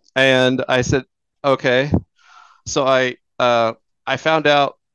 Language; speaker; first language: English; native; English